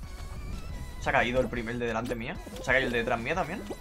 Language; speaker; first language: Spanish; native; Spanish